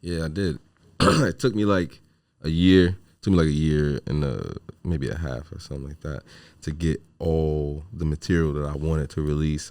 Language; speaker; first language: English; native; English